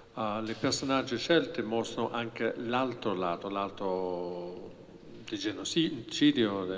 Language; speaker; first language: Italian; non-native, fluent; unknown